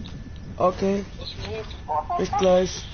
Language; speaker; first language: German; non-native, learner; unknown